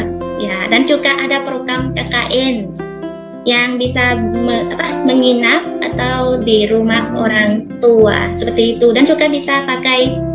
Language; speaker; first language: Indonesian; non-native, learner; Thai